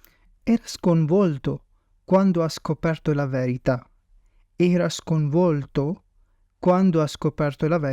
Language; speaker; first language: Italian; non-native, fluent; Urdu